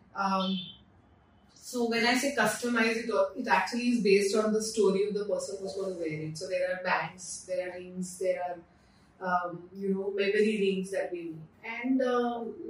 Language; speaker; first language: English; non-native, local second language; Marathi